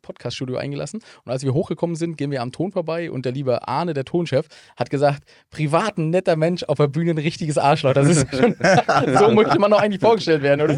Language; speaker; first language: German; native; German